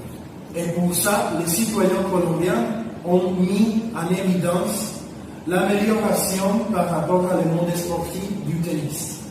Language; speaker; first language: French; non-native, learner; Spanish